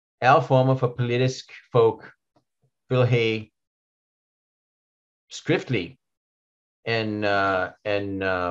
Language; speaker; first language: Danish; non-native, learner; English